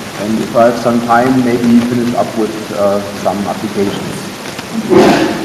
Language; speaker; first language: English; non-native, fluent; German